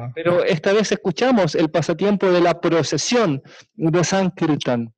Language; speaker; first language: Spanish; native; Spanish